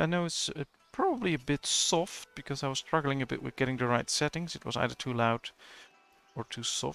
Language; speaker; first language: English; non-native, fluent; Dutch